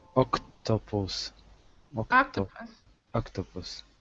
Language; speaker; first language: English; non-native, learner; Russian